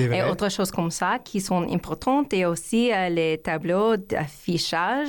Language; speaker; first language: French; non-native, learner; English